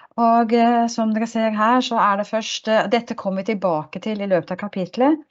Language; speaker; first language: Norwegian; native; Norwegian